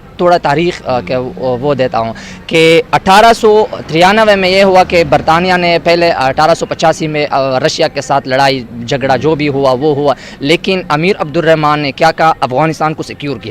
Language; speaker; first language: Hindi; non-native, local second language; Pashto